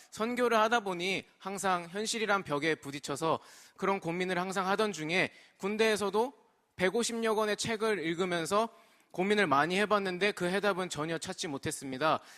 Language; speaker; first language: Korean; native; Korean